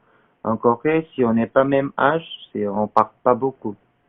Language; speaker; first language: French; non-native, learner; Korean